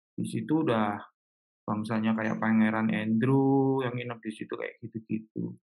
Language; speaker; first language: Indonesian; native; Indonesian